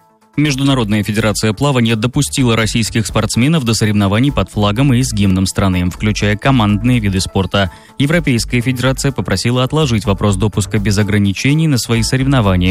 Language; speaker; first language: Russian; native; Russian